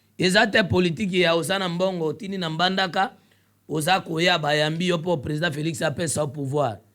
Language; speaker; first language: Lingala; native; Lingala